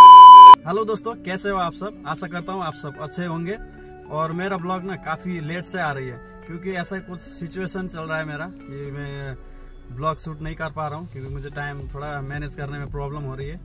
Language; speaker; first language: Hindi; non-native, local second language; Nepali